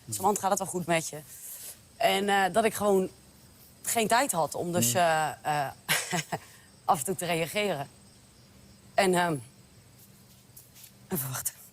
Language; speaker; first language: Dutch; native; Dutch